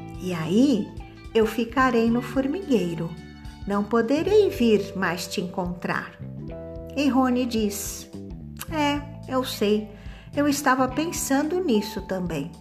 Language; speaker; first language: Portuguese; native; Portuguese